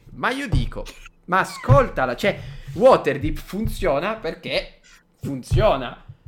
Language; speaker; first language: Italian; native; Italian